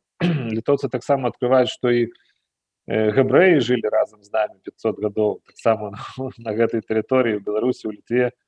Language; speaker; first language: Belarusian; non-native, fluent; Lithuanian